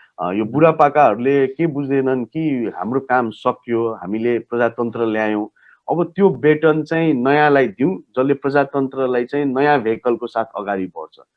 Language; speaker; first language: Nepali; non-native, local second language; Maithili